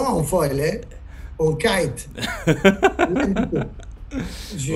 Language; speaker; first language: French; non-native, learner; Italian